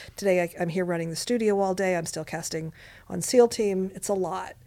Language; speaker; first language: English; native; English